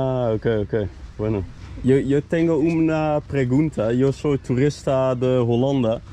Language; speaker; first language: Spanish; non-native, learner; Dutch